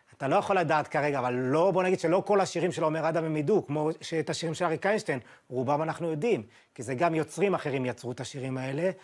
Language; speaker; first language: Hebrew; native; Hebrew